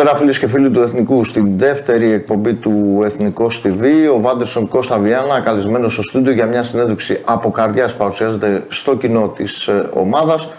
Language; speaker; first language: Greek; native; Greek